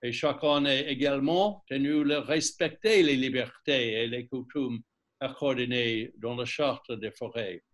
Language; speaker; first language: French; non-native, learner; English